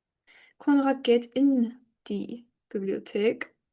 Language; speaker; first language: German; non-native, fluent; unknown